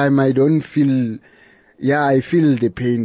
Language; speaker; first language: English; non-native, local second language; Xhosa